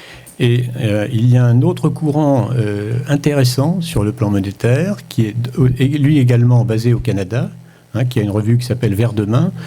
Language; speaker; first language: French; native; French